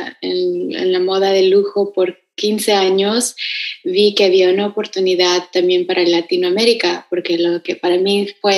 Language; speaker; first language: Spanish; early bilingual, heritage; Spanish